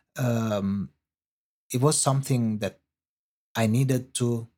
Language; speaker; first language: English; non-native, fluent; Italian